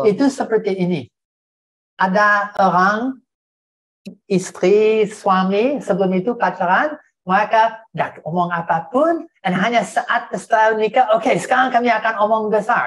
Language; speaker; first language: Indonesian; non-native, fluent; English